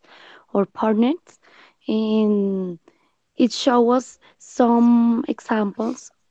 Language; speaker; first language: English; non-native, learner; Spanish